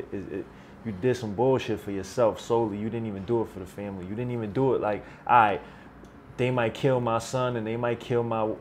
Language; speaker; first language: English; native; English